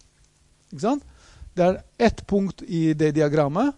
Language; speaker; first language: Norwegian; non-native, fluent; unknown